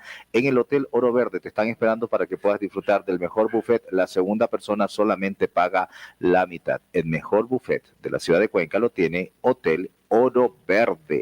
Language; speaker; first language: Spanish; native; Spanish